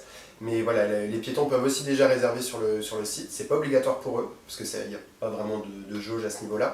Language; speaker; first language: French; native; French